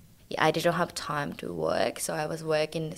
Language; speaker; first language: English; non-native, fluent; Japanese